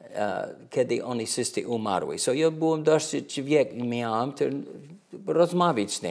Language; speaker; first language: Polish; early bilingual, heritage; English